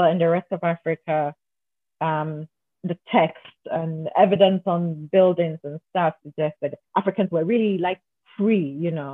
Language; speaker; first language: English; non-native, local second language; Akan